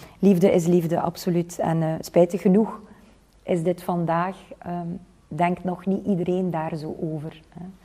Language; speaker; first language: Dutch; native; Dutch